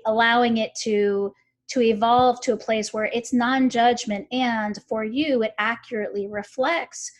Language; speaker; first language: English; native; English